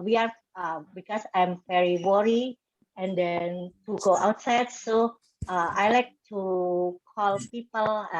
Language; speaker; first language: English; non-native, learner; Indonesian